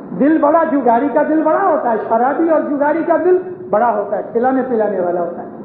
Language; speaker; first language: Urdu; non-native, local second language; Punjabi